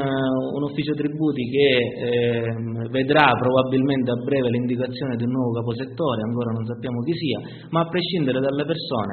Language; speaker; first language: Italian; native; Italian